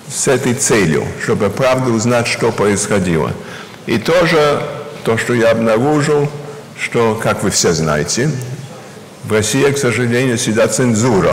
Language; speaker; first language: Russian; early bilingual, heritage; Russian